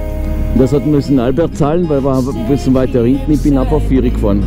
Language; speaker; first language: German; non-native, fluent; French